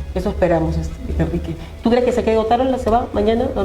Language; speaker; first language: Spanish; native; Spanish